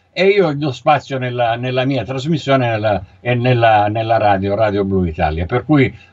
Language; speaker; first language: Italian; native; Italian